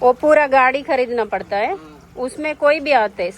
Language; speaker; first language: Hindi; non-native, local second language; Telugu